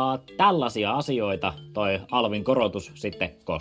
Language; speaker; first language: Finnish; native; Finnish